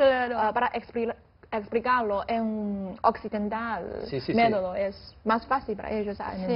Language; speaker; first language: Spanish; non-native, fluent; Chinese